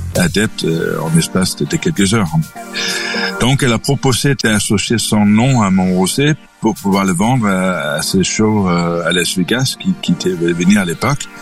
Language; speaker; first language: French; non-native, fluent; Danish